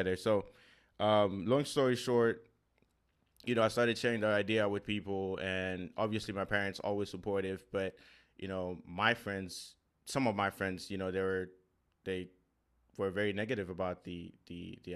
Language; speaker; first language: English; non-native, fluent; Haitian Creole